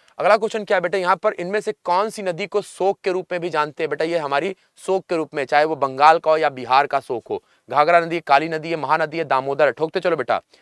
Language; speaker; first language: Hindi; native; Hindi